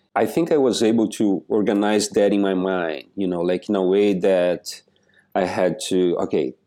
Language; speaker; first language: English; non-native, fluent; Portuguese